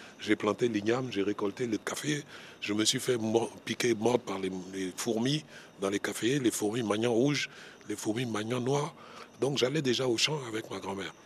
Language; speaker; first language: French; non-native, local second language; Baoulé